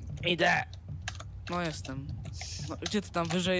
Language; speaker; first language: Polish; native; Polish